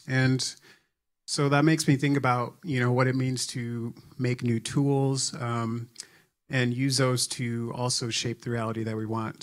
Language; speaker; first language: English; native; English